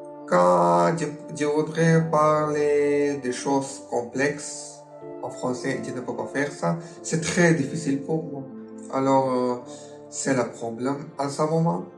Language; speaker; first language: French; non-native, learner; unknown